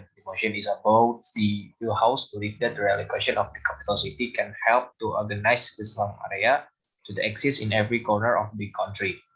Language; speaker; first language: English; non-native, learner; Indonesian